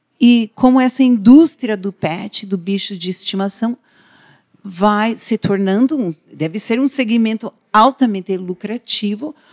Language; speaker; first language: Portuguese; non-native, fluent; English